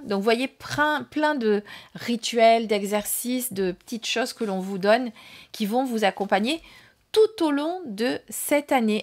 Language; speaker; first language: French; native; French